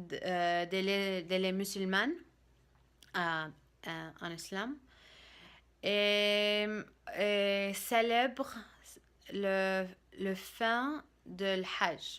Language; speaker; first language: French; non-native, learner; English